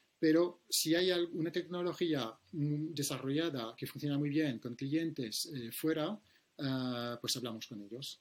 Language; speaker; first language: Spanish; non-native, fluent; French